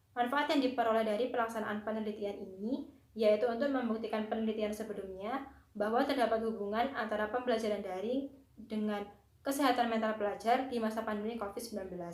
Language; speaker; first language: Indonesian; native; Indonesian